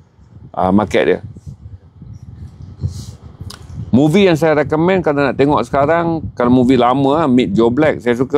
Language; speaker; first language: Malay; native; Malay